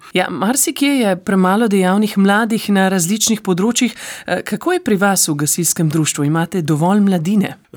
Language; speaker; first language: Slovenian; native; Slovenian